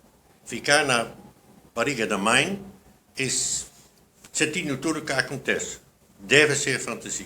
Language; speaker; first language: Portuguese; non-native, fluent; Dutch